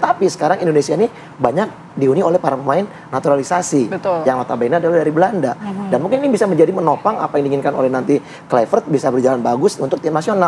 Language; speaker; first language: Indonesian; native; Indonesian